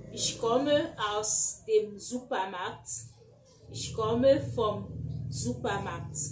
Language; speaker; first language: German; non-native, fluent; French